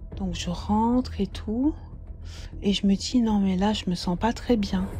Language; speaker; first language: French; native; French